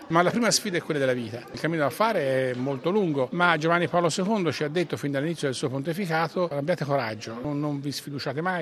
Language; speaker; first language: Italian; native; Italian